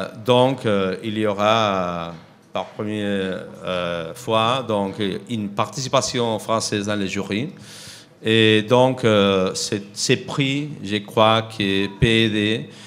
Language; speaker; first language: French; non-native, fluent; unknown